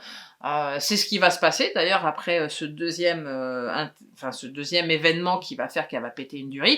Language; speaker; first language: French; native; French